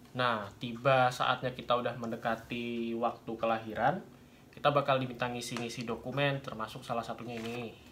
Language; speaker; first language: Indonesian; native; Indonesian